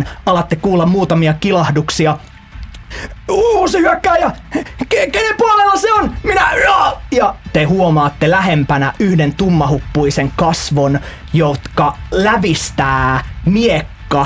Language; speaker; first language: Finnish; native; Finnish